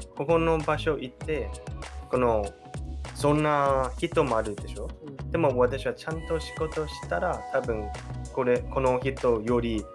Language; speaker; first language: Japanese; non-native, learner; Chinese